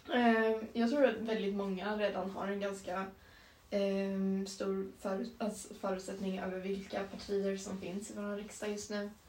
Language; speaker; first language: Swedish; native; Swedish